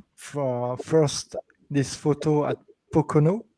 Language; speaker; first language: English; non-native, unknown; French